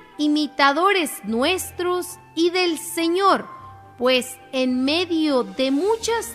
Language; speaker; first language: Spanish; native; Spanish